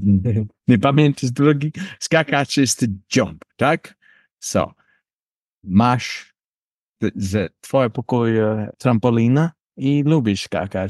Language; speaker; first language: Polish; non-native, learner; English